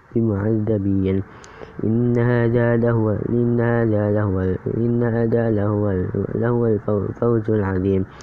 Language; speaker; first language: Arabic; non-native, learner; Indonesian